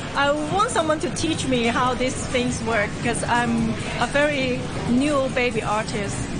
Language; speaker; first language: English; non-native, local second language; Cantonese